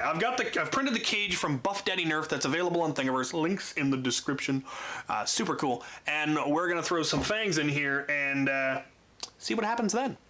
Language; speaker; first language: English; native; English